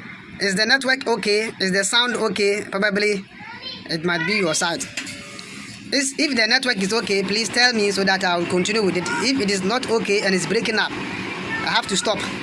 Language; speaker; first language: English; non-native, local second language; Akan